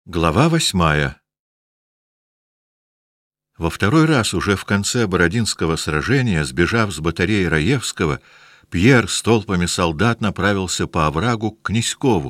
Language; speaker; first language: Russian; native; Russian